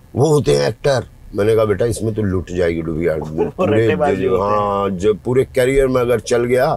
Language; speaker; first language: Hindi; native; Hindi